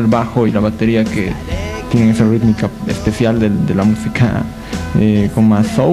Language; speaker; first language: Spanish; native; Spanish